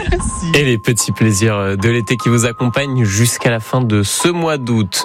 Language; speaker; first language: French; native; French